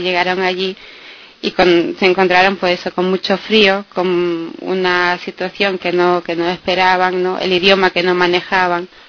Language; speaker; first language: Spanish; early bilingual, heritage; Spanish